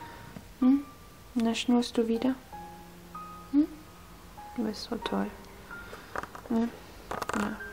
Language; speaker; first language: German; native; German